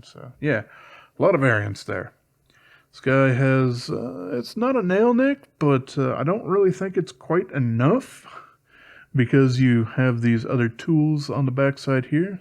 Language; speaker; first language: English; native; English